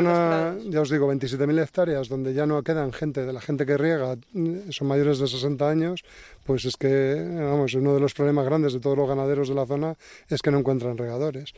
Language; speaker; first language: Spanish; native; Spanish